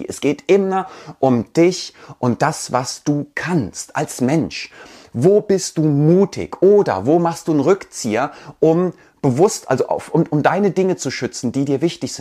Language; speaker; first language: German; native; German